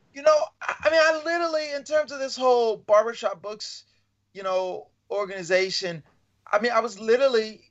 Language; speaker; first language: English; native; English